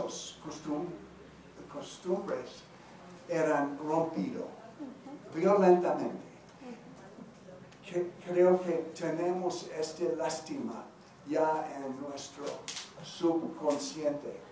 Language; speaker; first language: Spanish; non-native, learner; English